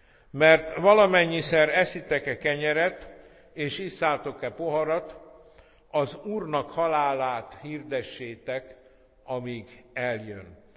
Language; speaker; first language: Hungarian; native; Hungarian